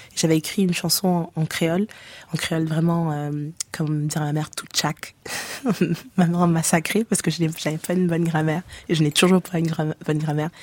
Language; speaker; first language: French; native; French